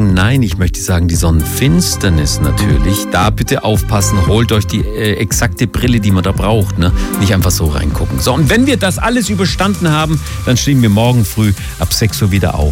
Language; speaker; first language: German; native; German